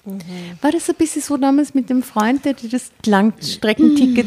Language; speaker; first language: German; native; German